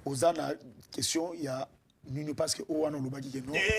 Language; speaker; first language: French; non-native, local second language; Lingala